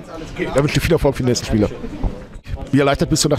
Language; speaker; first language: German; native; German